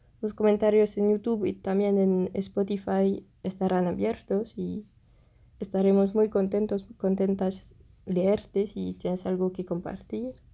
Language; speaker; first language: Spanish; non-native, fluent; French